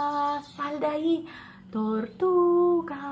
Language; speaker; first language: Spanish; non-native, fluent; English